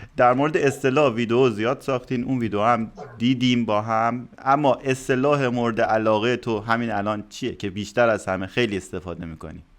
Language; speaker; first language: Persian; native; Persian